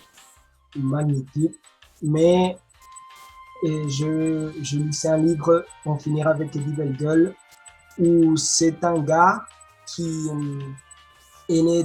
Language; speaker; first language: French; non-native, learner; Spanish